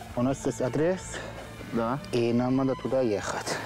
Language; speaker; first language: Russian; non-native, learner; Persian